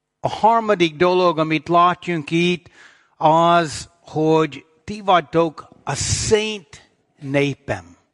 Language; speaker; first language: Hungarian; non-native, fluent; English